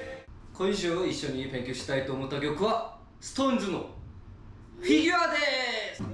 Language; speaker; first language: Japanese; non-native, fluent; Korean